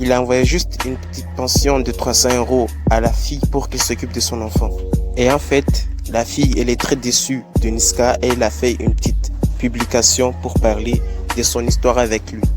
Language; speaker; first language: French; native; French